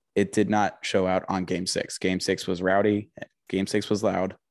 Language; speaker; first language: English; native; English